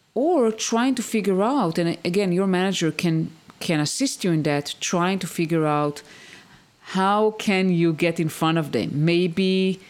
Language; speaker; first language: English; non-native, fluent; Hebrew